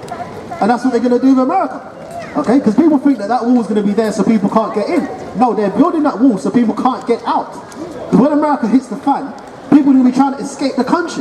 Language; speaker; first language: English; native; English